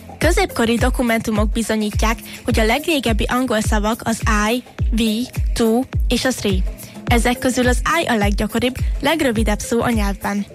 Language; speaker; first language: Hungarian; native; Hungarian